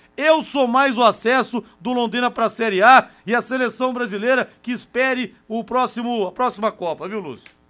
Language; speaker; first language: Portuguese; native; Portuguese